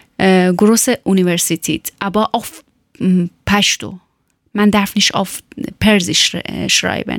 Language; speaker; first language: German; non-native, learner; Persian